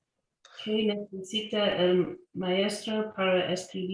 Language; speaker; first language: Spanish; non-native, learner; English